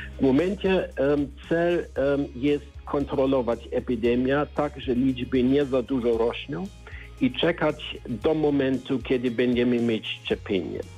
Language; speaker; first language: Polish; non-native, learner; German